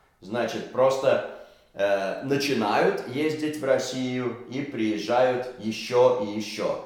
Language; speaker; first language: Russian; native; Russian